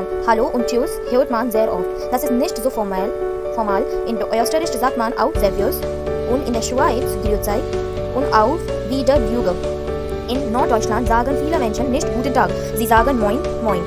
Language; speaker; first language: German; non-native, fluent; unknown